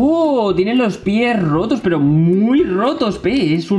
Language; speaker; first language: Spanish; native; Spanish